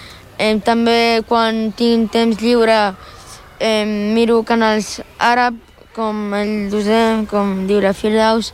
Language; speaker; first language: Catalan; early bilingual, other home language; Arabic